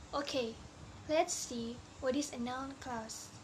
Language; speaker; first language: English; non-native, learner; Indonesian